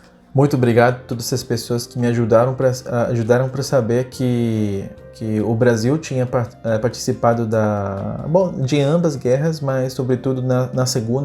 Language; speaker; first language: Portuguese; non-native, fluent; Spanish